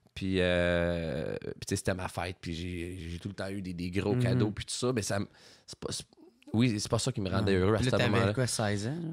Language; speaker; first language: French; native; French